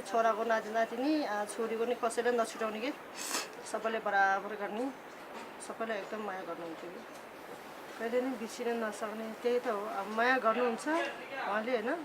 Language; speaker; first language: Nepali; non-native, local second language; Tibetan